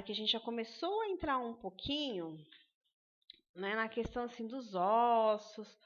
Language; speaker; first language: Portuguese; native; Portuguese